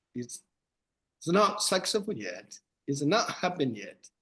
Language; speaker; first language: English; non-native, fluent; Burmese